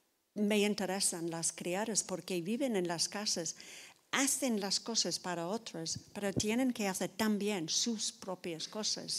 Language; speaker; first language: Spanish; non-native, fluent; English